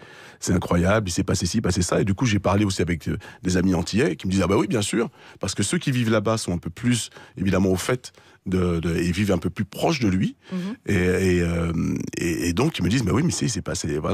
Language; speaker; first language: French; native; French